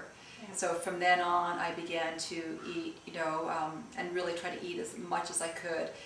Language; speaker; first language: English; early bilingual, other home language; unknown